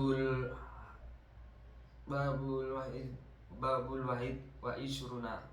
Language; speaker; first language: Arabic; non-native, learner; Indonesian